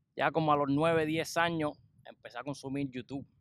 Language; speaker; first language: Spanish; native; Spanish